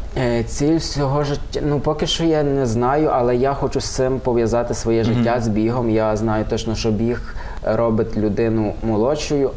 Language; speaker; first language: Ukrainian; native; Ukrainian